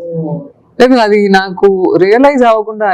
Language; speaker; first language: Telugu; non-native, learner; Tamil